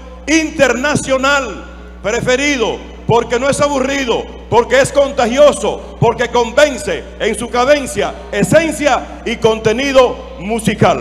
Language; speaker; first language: Spanish; native; Spanish